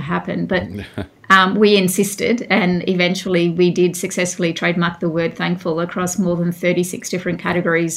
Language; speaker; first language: English; native; English